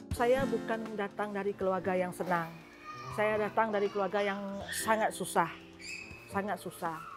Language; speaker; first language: Malay; non-native, local second language; Iban